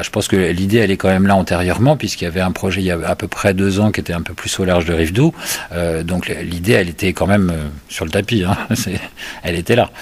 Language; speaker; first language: French; native; French